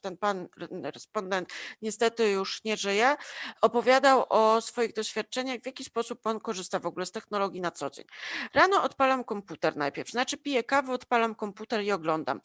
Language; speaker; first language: Polish; native; Polish